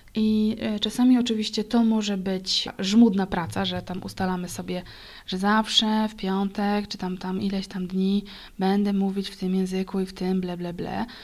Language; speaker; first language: Polish; native; Polish